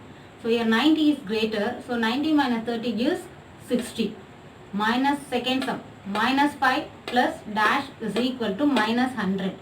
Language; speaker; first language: English; non-native, local second language; Tamil